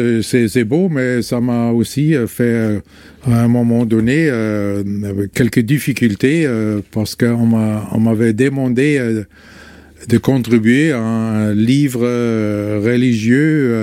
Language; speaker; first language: French; non-native, fluent; German